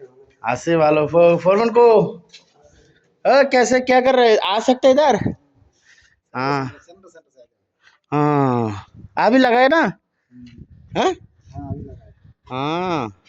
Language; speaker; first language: Hindi; non-native, fluent; Bangla